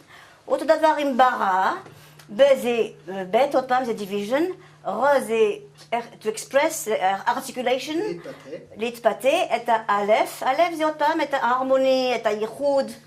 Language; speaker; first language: Hebrew; non-native, fluent; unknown